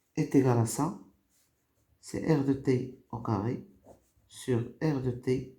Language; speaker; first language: French; non-native, local second language; Arabic